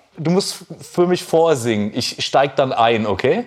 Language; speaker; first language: German; native; German